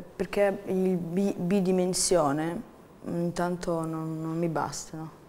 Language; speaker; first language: Italian; non-native, fluent; Ukrainian